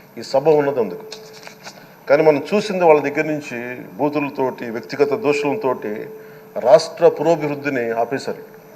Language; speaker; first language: Telugu; native; Telugu